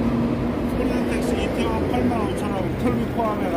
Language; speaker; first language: Korean; native; Korean